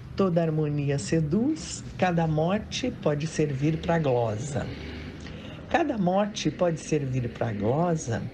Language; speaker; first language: Portuguese; native; Portuguese